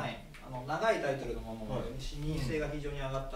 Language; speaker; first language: Japanese; native; Japanese